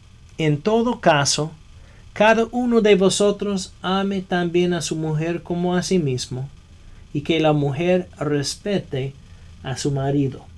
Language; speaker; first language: Spanish; non-native, fluent; English